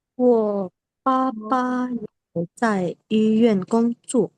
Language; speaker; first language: Chinese; non-native, learner; Indonesian